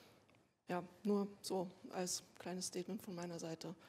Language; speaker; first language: German; native; German